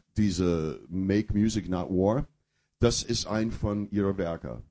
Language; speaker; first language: German; non-native, fluent; English